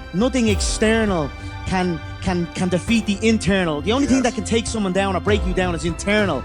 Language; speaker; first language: English; native; English